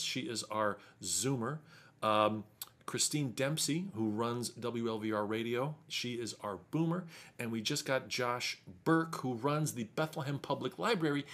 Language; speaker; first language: English; early bilingual, other home language; Ukrainian